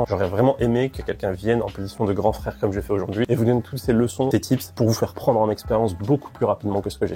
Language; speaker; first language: French; native; French